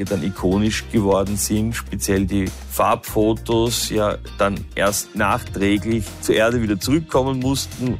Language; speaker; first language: German; native; German